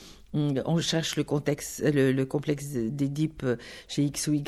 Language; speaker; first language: French; non-native, fluent; Bulgarian